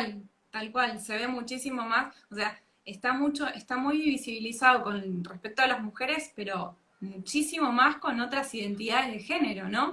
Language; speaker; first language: Spanish; native; Spanish